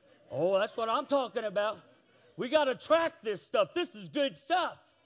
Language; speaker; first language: English; native; English